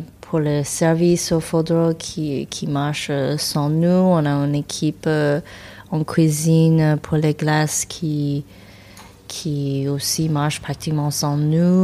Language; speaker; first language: French; non-native, learner; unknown